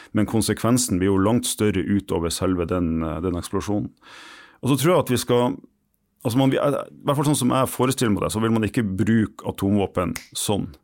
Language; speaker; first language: Norwegian; native; Norwegian